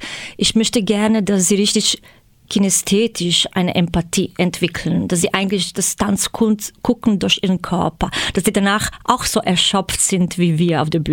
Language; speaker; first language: German; non-native, fluent; Croatian